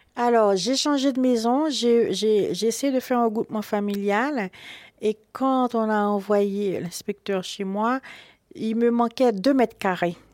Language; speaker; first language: French; non-native, local second language; Haitian Creole